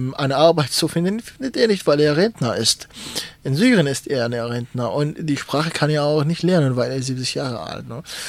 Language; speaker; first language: German; non-native, fluent; Kurdish